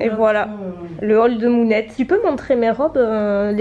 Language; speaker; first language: French; native; French